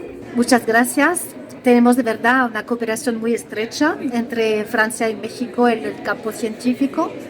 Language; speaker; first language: Spanish; non-native, fluent; French